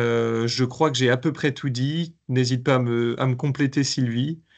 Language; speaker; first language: French; native; French